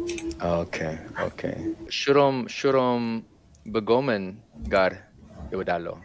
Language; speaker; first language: Amharic; non-native, learner; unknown